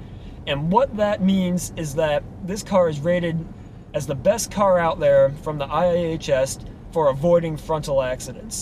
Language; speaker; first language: English; native; English